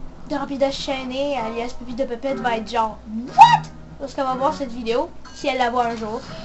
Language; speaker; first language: French; native; French